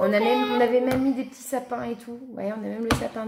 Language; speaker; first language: French; native; French